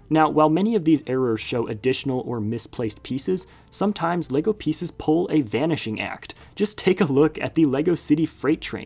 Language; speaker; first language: English; native; English